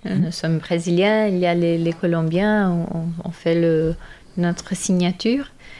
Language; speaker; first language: French; non-native, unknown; Portuguese